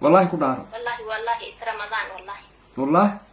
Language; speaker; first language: Arabic; non-native, learner; Somali